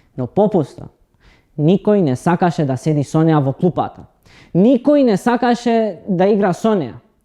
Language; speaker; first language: Macedonian; non-native, local second language; Romany